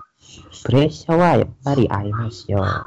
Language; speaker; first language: Japanese; non-native, learner; Chinese